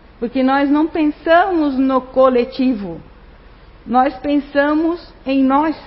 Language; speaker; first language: Portuguese; non-native, fluent; Spanish